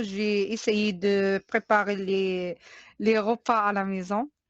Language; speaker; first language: French; non-native, learner; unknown